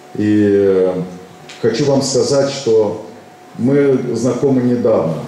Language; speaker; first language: Russian; non-native, local second language; Romanian